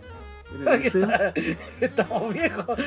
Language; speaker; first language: Spanish; native; Spanish